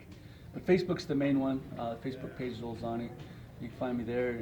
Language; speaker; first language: English; native; English